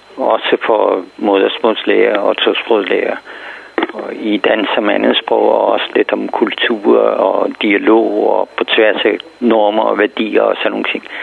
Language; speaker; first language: Danish; non-native, fluent; Urdu